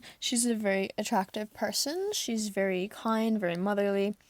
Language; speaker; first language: English; native; English